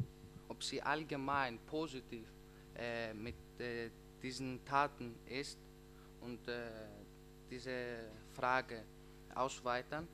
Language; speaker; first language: German; non-native, fluent; Greek